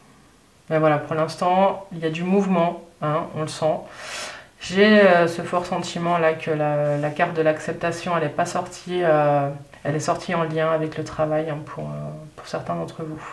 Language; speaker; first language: French; native; French